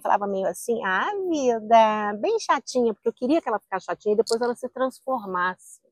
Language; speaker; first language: Portuguese; native; Portuguese